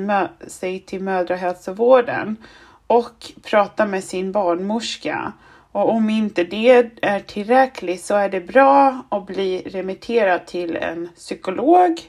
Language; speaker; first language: Swedish; non-native, fluent; German